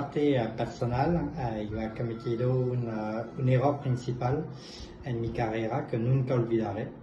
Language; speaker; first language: Spanish; non-native, fluent; French